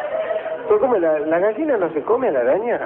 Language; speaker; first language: Spanish; native; Spanish